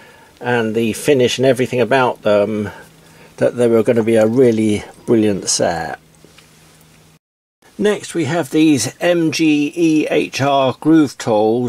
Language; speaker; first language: English; native; English